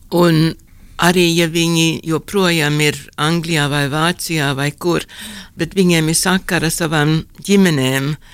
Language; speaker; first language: Latvian; native; Latvian